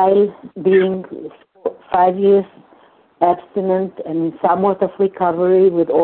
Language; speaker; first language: English; non-native, fluent; Hungarian